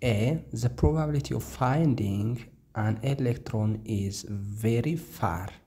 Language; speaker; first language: English; non-native, local second language; Amharic